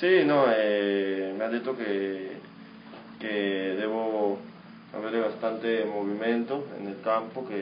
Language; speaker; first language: Italian; non-native, learner; Spanish